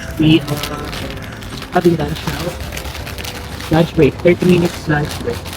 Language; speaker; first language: English; non-native, local second language; Filipino